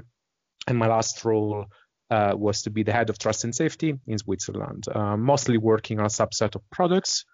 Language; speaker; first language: English; non-native, fluent; Italian